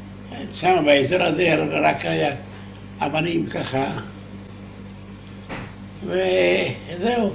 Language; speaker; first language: Hebrew; non-native, learner; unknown